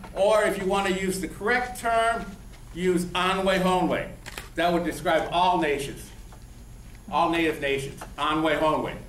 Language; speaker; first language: English; native; English